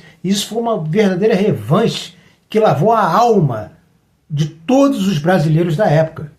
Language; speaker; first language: Portuguese; native; Portuguese